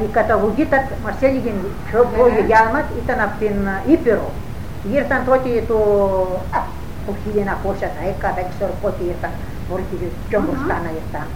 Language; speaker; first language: Greek; native; Greek